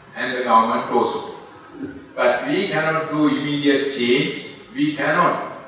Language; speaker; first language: English; non-native, local second language; Sinhala